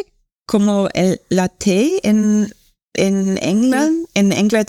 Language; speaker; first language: Spanish; non-native, learner; English